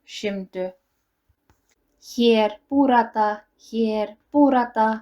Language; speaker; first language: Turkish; non-native, learner; Icelandic